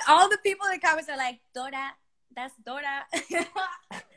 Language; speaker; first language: English; early bilingual, other home language; Spanish